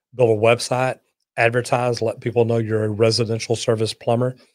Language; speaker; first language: English; native; English